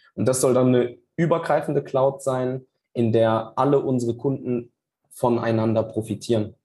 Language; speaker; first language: German; native; German